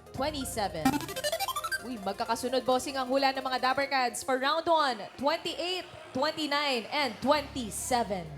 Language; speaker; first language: Filipino; native; Filipino